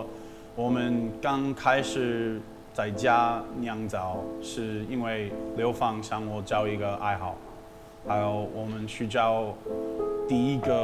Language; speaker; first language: Chinese; non-native, fluent; English